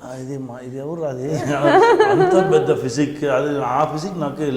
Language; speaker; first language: Telugu; non-native, local second language; Tamil